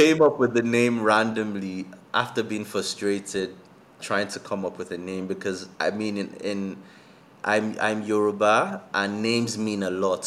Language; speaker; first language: English; non-native, local second language; Yoruba